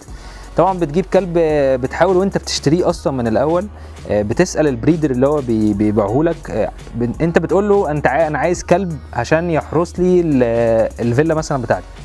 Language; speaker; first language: Arabic; native; Arabic